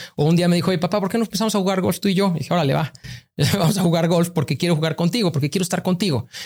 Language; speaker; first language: Spanish; native; Spanish